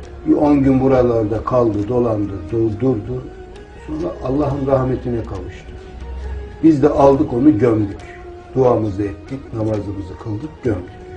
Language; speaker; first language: Turkish; native; Turkish